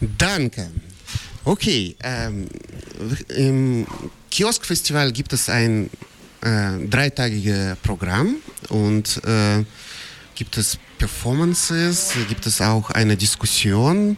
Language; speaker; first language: German; non-native, fluent; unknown